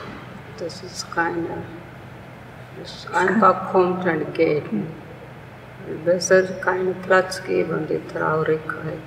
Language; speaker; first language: German; non-native, learner; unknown